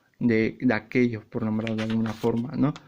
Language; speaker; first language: Spanish; native; Spanish